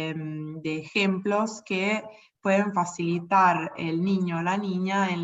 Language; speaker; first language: Spanish; non-native, fluent; Italian